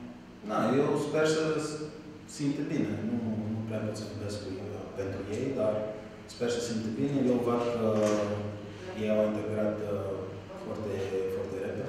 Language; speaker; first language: Romanian; non-native, learner; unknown